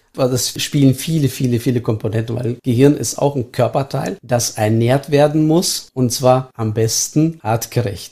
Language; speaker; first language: German; early bilingual, heritage; Estonian